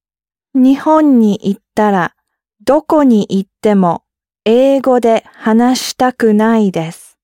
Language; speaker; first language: Japanese; non-native, learner; English